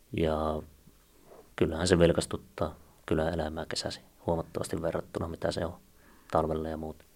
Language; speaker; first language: Finnish; native; Finnish